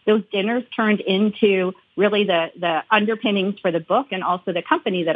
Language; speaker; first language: English; native; English